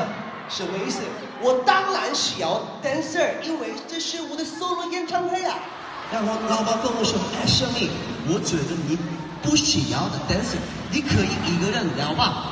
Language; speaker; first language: Chinese; non-native, learner; Korean